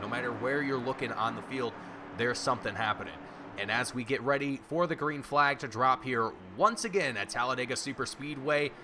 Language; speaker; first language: English; native; English